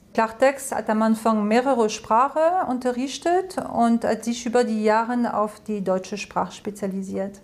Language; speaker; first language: German; non-native, fluent; French